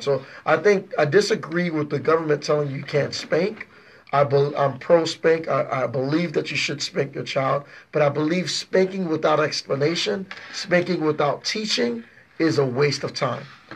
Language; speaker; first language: English; early bilingual, other home language; Haitian Creole